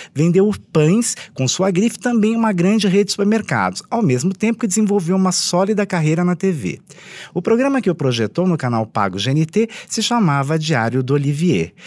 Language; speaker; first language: Portuguese; native; Portuguese